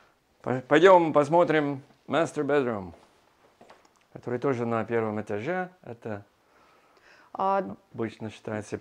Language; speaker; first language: Russian; non-native, learner; English